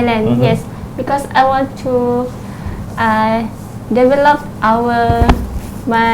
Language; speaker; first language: English; non-native, learner; Thai